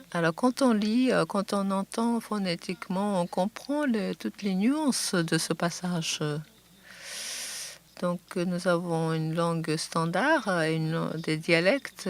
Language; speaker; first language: French; non-native, fluent; Japanese